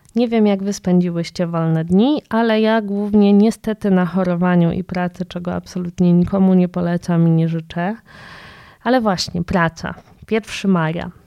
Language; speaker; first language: Polish; native; Polish